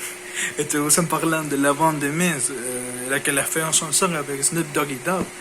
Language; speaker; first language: French; non-native, learner; Spanish